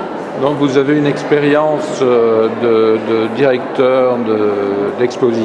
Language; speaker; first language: French; native; French